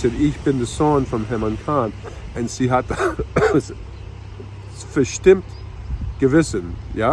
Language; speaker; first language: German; non-native, learner; English